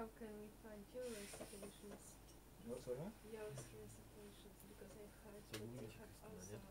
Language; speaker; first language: English; non-native, fluent; Polish